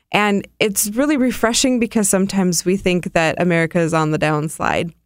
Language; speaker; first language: English; native; English